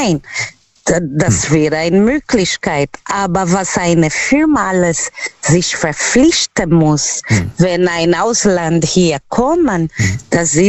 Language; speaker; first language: German; non-native, learner; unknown